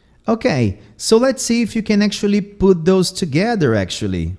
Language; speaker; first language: English; non-native, fluent; Portuguese